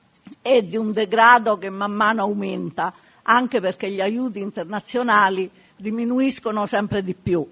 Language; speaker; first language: Italian; native; Italian